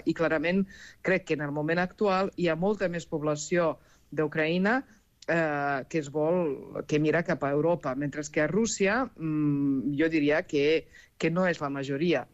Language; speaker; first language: Catalan; non-native, fluent; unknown